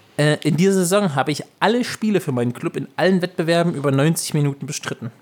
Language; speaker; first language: German; native; German